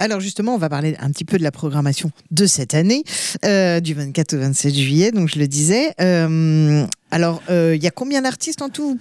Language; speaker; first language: French; native; French